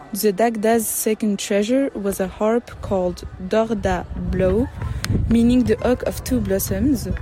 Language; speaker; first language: English; non-native, learner; French